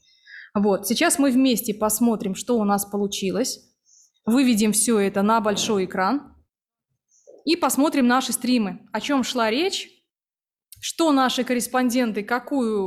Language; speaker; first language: Russian; native; Russian